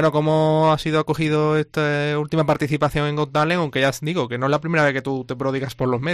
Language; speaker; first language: Spanish; native; Spanish